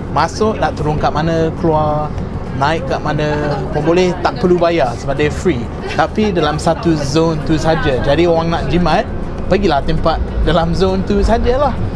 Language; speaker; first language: Malay; non-native, fluent; English